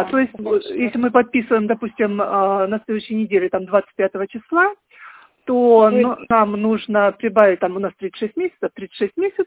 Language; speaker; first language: Russian; native; Russian